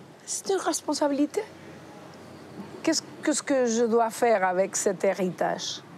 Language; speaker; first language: French; non-native, fluent; Spanish